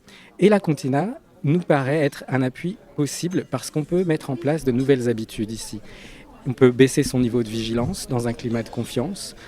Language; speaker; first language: French; native; French